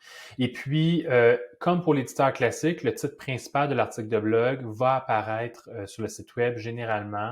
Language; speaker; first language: French; native; French